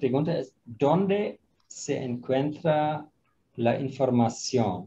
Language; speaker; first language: Spanish; non-native, fluent; German